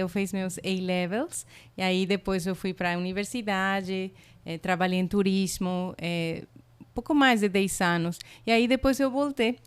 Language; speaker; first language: Portuguese; non-native, fluent; Spanish